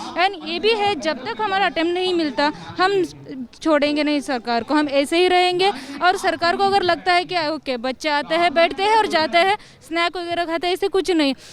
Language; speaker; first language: Hindi; non-native, local second language; Kannada